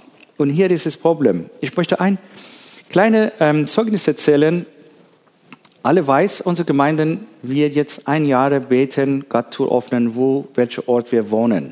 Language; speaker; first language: German; non-native, learner; Persian